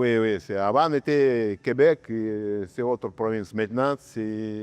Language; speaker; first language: French; non-native, learner; Russian